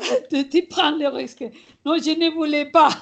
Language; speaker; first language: French; non-native, learner; Catalan